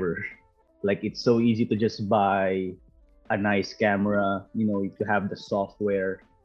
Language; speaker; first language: English; non-native, local second language; Filipino